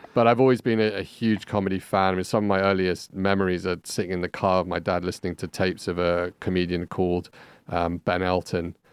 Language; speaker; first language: English; native; English